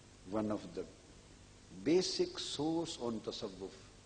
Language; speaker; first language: English; non-native, local second language; Punjabi